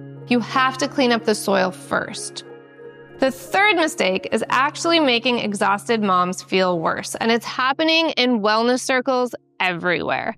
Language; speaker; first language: English; native; English